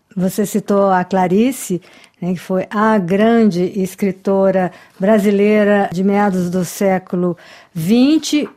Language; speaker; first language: Portuguese; native; Portuguese